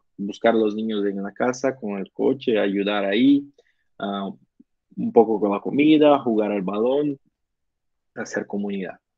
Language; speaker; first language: Spanish; non-native, learner; Portuguese